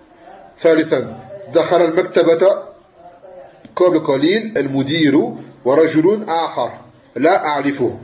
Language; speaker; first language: Arabic; non-native, fluent; French